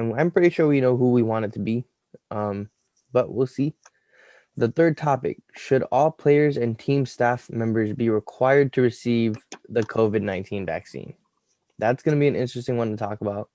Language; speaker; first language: English; native; English